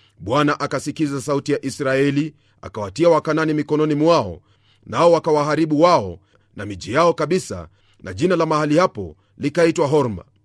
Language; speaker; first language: Swahili; non-native, local second language; Luyia